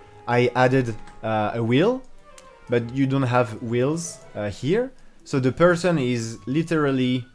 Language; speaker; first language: English; non-native, fluent; French